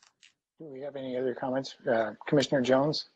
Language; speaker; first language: English; native; English